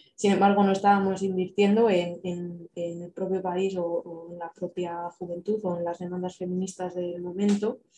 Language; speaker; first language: Spanish; native; Spanish